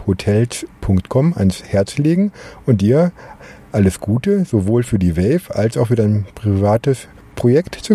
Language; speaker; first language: German; native; German